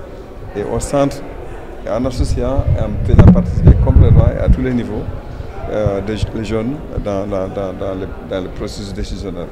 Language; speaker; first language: French; non-native, local second language; Wolof